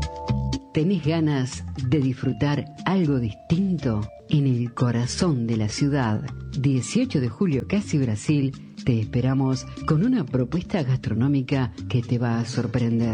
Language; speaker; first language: Spanish; native; Spanish